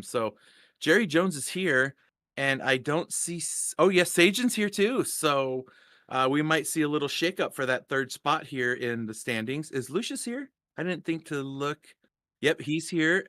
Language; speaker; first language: English; native; English